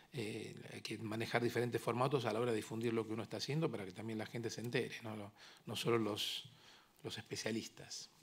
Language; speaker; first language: Spanish; native; Spanish